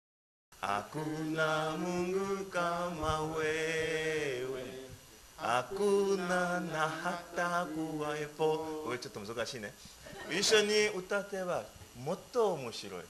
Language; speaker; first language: Japanese; non-native, learner; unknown